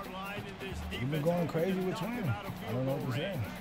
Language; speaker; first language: English; native; English